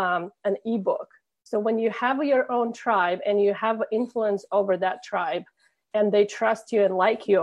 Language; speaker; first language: English; non-native, fluent; Russian